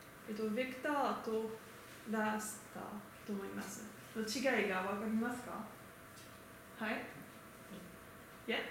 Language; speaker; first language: Japanese; non-native, learner; French